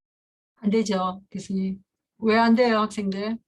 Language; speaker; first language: Korean; native; Korean